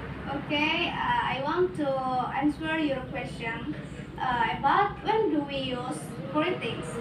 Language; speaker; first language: English; non-native, learner; Indonesian